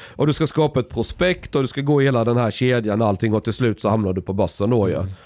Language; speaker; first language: Swedish; native; Swedish